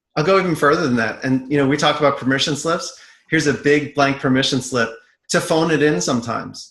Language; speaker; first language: English; native; English